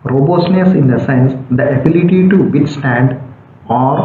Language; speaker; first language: English; non-native, local second language; Kannada